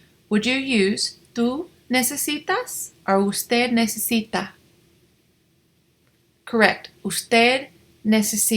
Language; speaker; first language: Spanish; non-native, fluent; English